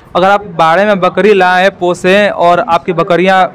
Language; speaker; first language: Hindi; native; Hindi